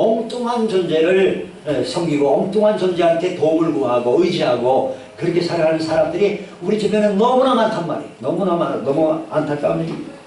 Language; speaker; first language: Korean; native; Korean